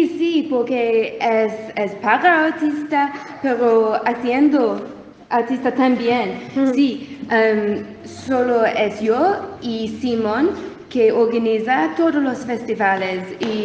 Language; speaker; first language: Spanish; non-native, learner; English